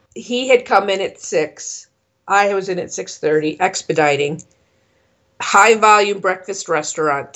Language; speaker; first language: English; native; English